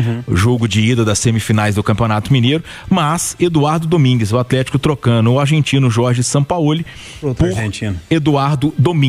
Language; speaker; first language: Portuguese; native; Portuguese